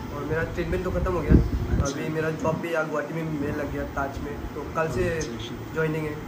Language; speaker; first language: Hindi; non-native, local second language; Assamese